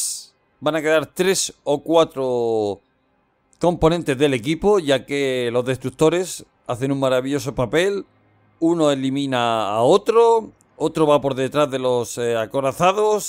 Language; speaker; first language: Spanish; native; Spanish